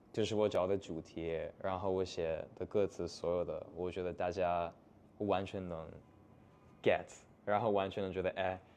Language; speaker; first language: Chinese; non-native, fluent; English